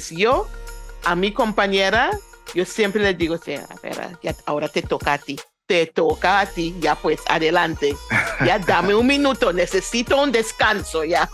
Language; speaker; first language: Spanish; non-native, fluent; English